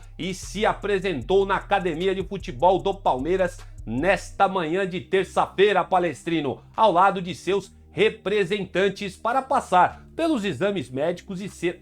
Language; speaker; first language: Portuguese; native; Portuguese